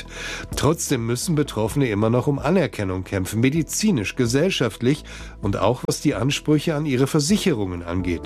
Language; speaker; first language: German; native; German